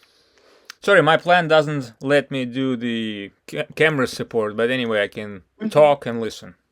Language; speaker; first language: English; non-native, fluent; Russian